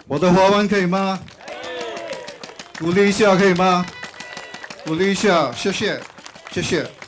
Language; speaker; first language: Chinese; non-native, local second language; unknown